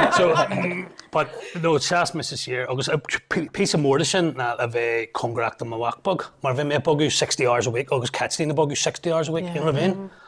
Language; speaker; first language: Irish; non-native, local second language; English